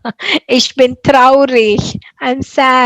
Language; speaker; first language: German; non-native, fluent; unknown